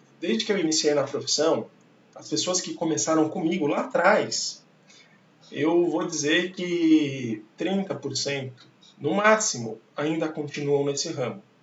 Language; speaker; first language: Portuguese; native; Portuguese